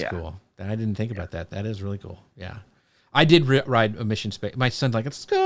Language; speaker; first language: English; native; English